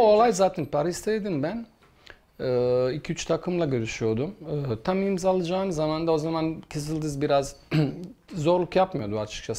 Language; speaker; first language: Turkish; non-native, fluent; Bosnian